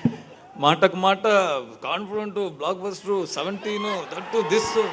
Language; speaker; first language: Telugu; non-native, learner; Tamil